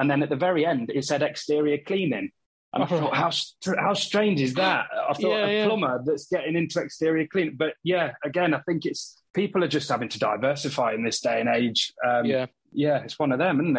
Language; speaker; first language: English; native; English